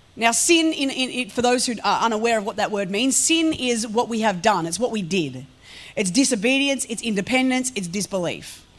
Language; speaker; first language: English; native; English